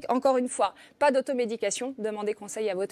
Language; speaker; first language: French; native; French